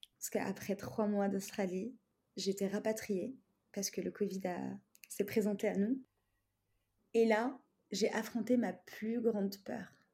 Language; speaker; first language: French; non-native, local second language; Arabic